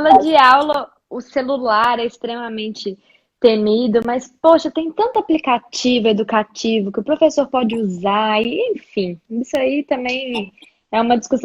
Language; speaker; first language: Portuguese; native; Portuguese